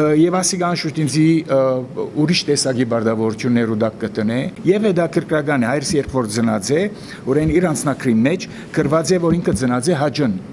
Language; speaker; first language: Armenian; native; Armenian